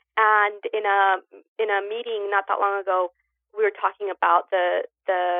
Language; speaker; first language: English; early bilingual, other home language; Spanish